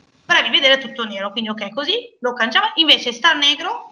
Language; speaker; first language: Italian; native; Italian